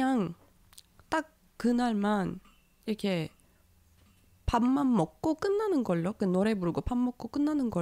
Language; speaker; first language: Korean; non-native, fluent; Turkish